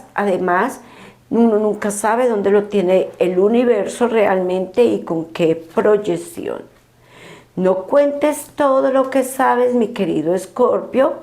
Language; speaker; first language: Spanish; native; Spanish